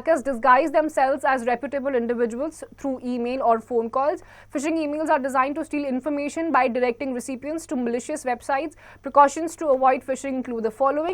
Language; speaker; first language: English; non-native, local second language; Hindi